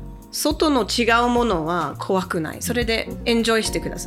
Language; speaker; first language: Japanese; non-native, fluent; English